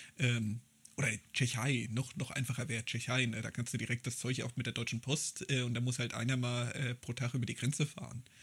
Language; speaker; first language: German; native; German